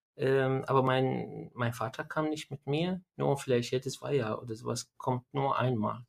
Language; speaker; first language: German; non-native, learner; Arabic